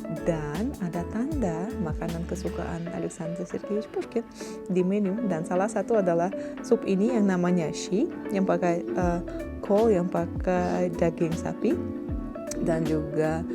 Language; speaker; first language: Indonesian; non-native, fluent; Russian